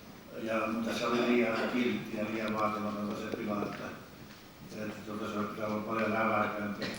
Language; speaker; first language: Finnish; native; Finnish